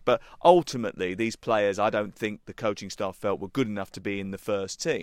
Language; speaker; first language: English; native; English